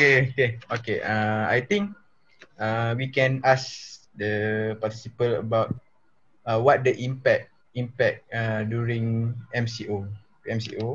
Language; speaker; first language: English; non-native, local second language; Malay